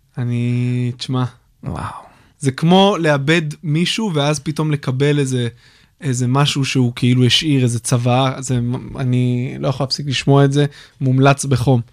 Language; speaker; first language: Hebrew; native; Hebrew